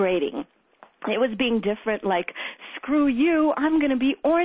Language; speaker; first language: English; early bilingual, other home language; Hebrew